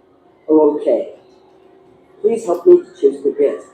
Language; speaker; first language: English; non-native, learner; Indonesian